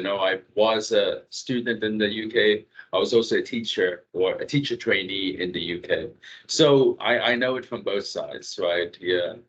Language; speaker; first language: English; non-native, fluent; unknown